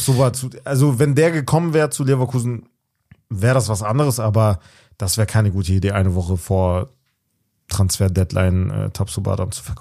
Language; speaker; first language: German; native; German